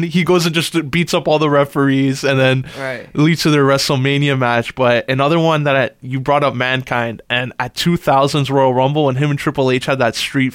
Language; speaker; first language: English; native; English